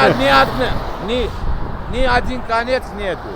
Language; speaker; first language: Russian; non-native, learner; Armenian